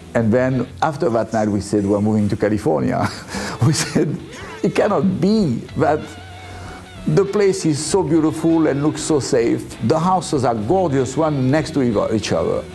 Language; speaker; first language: English; non-native, fluent; French